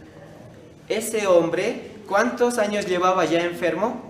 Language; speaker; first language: Spanish; native; Spanish